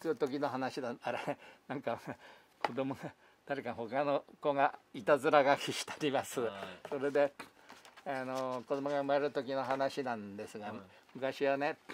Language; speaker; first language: Japanese; native; Japanese